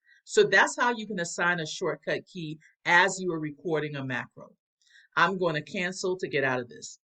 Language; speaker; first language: English; native; English